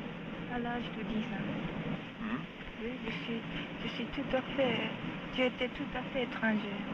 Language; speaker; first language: French; non-native, learner; Japanese